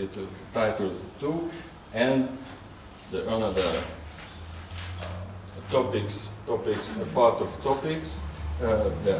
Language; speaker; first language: English; non-native, learner; Hungarian